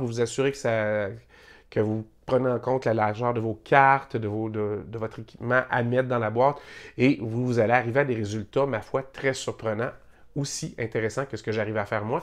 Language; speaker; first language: French; native; French